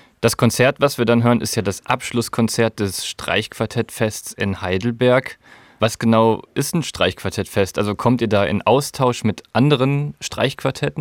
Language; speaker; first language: German; native; German